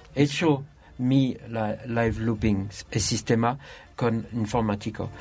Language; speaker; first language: Spanish; non-native, learner; French